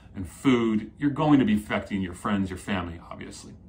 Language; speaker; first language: English; native; English